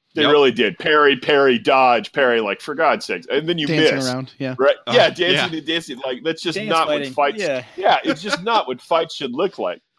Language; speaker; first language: English; native; English